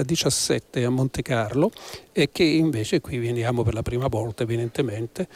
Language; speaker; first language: Italian; native; Italian